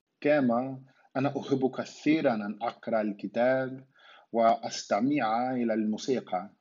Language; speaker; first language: Arabic; non-native, learner; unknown